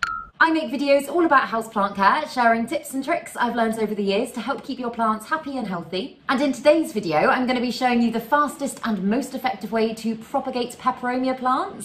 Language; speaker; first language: English; native; English